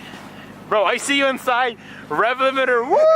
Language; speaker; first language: English; native; English